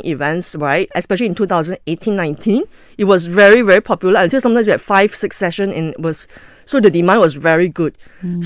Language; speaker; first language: English; non-native, local second language; Cantonese